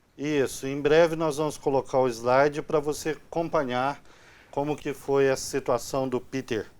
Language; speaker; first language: Portuguese; native; Portuguese